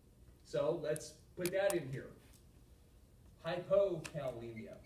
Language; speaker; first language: English; native; English